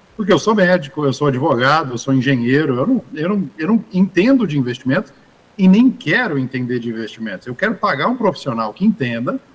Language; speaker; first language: Portuguese; early bilingual, other home language; English